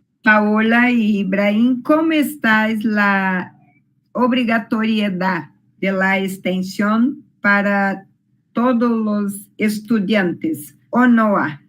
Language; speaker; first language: Spanish; non-native, learner; Portuguese